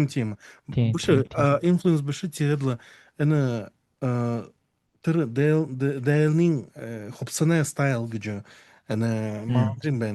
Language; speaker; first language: Mongolian; non-native, learner; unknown